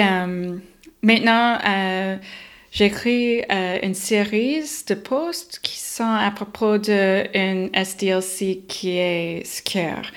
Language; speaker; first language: French; non-native, learner; English